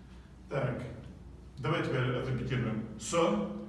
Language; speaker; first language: Russian; non-native, local second language; Chechen